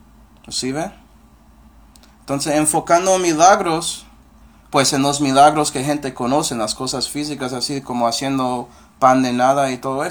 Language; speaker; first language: Spanish; non-native, fluent; English